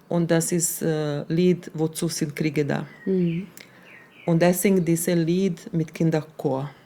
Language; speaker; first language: German; non-native, fluent; Serbian